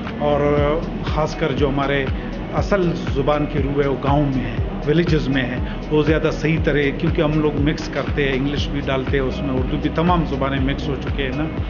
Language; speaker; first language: Urdu; non-native, local second language; Baluchi